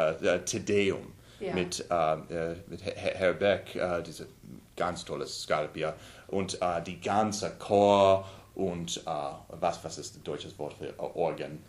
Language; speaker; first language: German; non-native, learner; English